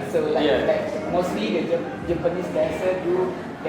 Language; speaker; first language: English; non-native, fluent; Indonesian